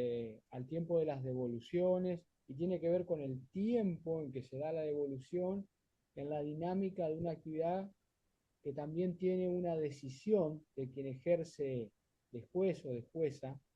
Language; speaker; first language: Spanish; native; Spanish